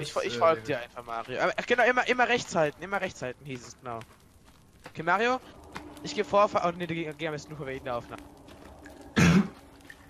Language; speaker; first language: German; native; German